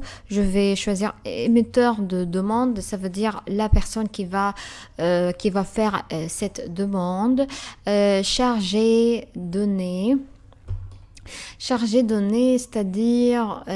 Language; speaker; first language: French; non-native, fluent; Arabic